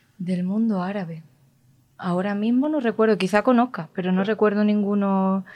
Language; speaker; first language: Spanish; native; Spanish